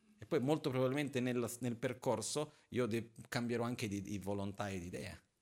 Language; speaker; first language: Italian; non-native, fluent; Portuguese